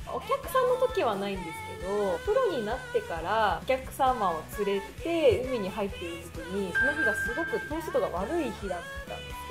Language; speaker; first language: Japanese; native; Japanese